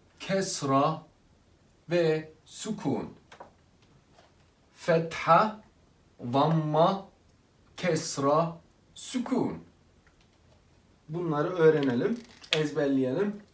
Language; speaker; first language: Turkish; non-native, fluent; Arabic